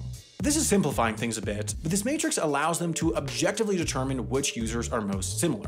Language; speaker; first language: English; native; English